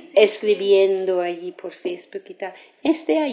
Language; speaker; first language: Spanish; non-native, fluent; English